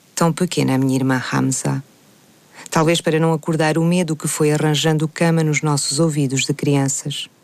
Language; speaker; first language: Portuguese; native; Portuguese